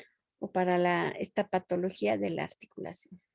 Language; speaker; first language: Spanish; native; Spanish